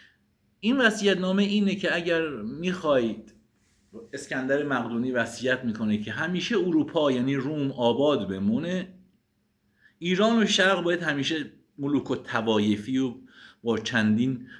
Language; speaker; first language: Persian; native; Persian